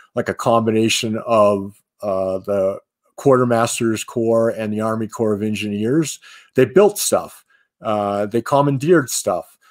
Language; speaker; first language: English; native; English